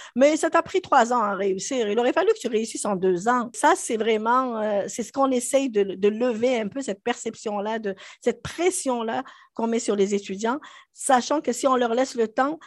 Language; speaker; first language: French; non-native, local second language; Arabic